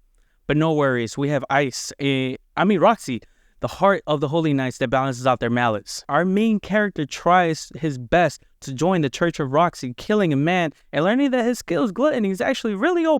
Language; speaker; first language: English; native; English